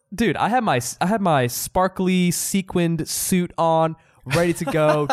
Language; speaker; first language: English; early bilingual, other home language; Hindi